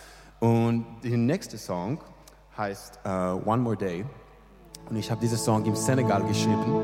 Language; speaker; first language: German; non-native, learner; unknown